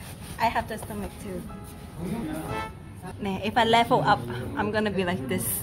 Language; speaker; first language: English; non-native, local second language; Cantonese